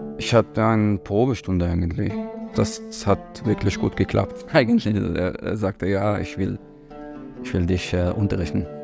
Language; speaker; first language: German; non-native, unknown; Arabic